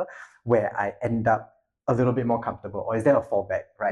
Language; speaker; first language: English; native; English